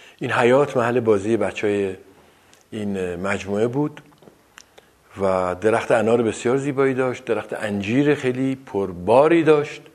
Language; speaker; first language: Persian; non-native, local second language; Azerbaijani